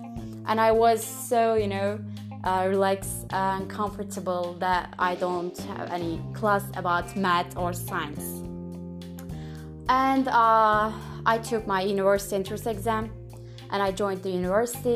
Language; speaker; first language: English; non-native, fluent; Turkish